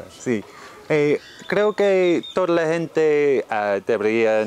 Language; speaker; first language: Spanish; non-native, learner; English